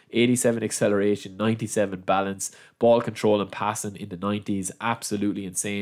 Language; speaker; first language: English; native; English